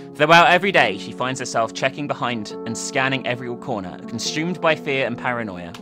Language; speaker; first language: English; native; English